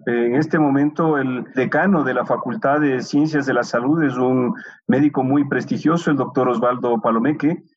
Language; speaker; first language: Spanish; native; Spanish